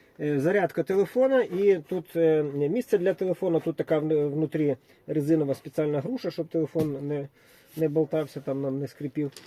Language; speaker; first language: Ukrainian; non-native, local second language; Russian